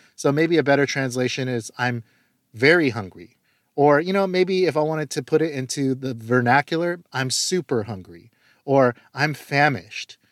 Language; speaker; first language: English; early bilingual, other home language; Korean